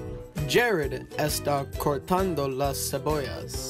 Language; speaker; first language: Spanish; non-native, learner; English